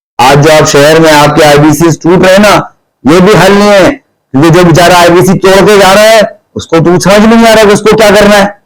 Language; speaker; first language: Urdu; native; Urdu